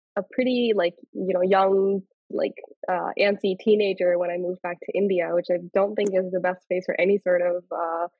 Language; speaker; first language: English; early bilingual, other home language; Telugu